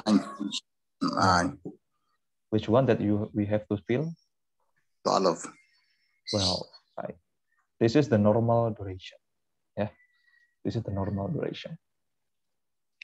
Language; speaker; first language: English; non-native, fluent; Indonesian